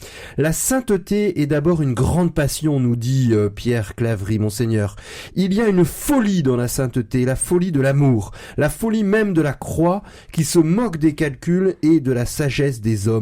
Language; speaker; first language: French; native; French